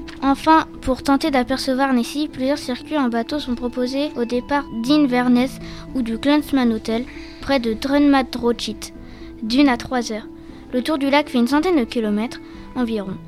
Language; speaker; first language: French; native; French